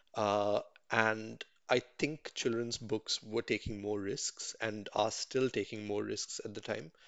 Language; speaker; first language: English; non-native, local second language; Tamil